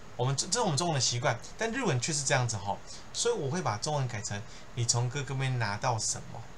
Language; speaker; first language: Chinese; native; Chinese